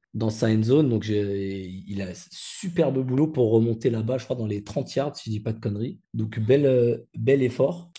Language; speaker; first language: French; native; French